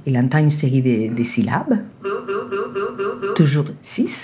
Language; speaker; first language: French; non-native, fluent; Spanish